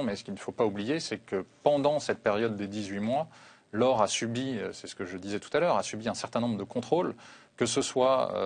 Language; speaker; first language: French; native; French